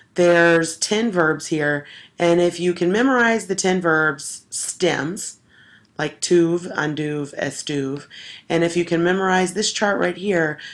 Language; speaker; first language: English; native; English